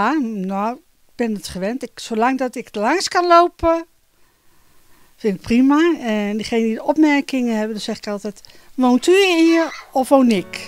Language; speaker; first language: Dutch; native; Dutch